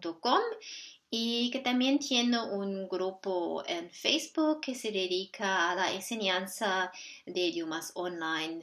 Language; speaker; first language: Spanish; non-native, fluent; Portuguese